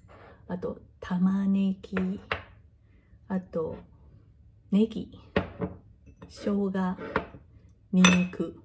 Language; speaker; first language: Japanese; non-native, learner; Chinese